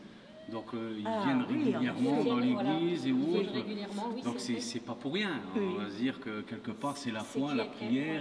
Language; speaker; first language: French; native; French